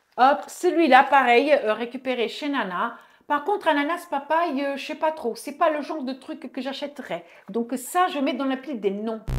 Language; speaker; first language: French; early bilingual, other home language; Portuguese